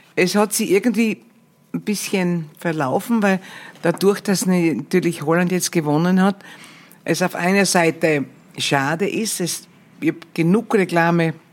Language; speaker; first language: German; native; German